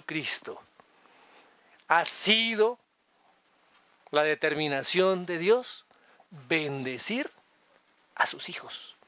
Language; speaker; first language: Spanish; native; Spanish